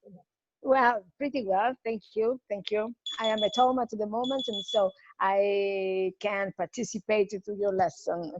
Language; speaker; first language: English; non-native, fluent; Italian